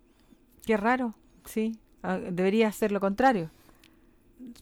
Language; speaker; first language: Spanish; native; Spanish